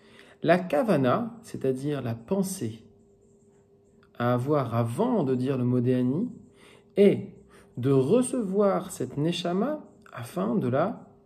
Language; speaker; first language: French; native; French